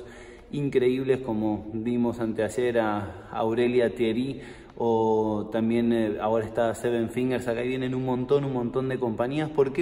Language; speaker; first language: Spanish; native; Spanish